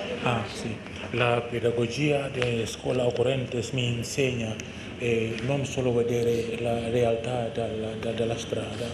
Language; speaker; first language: Italian; non-native, learner; Indonesian